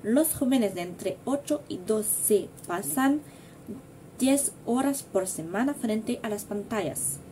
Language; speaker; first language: Spanish; non-native, learner; French